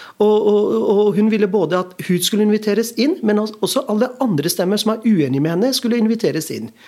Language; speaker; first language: Norwegian; early bilingual, other home language; Urdu